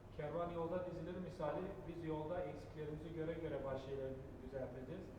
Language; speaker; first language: Turkish; non-native, local second language; Kurdish